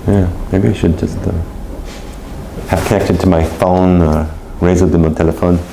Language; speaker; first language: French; non-native, learner; English